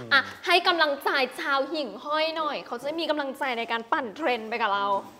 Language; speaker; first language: Thai; native; Thai